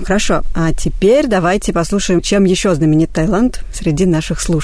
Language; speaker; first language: Russian; native; Russian